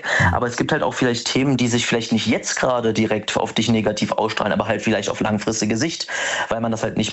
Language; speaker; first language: German; native; German